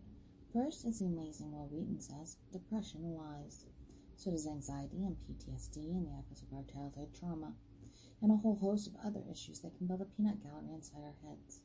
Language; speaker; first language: English; native; English